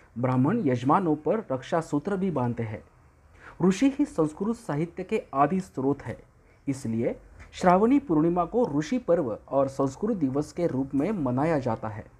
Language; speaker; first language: Hindi; non-native, local second language; Marathi